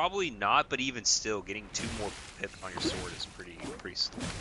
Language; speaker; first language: English; native; English